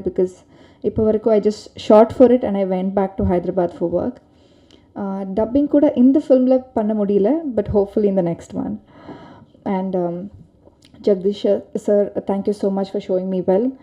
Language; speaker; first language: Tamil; non-native, local second language; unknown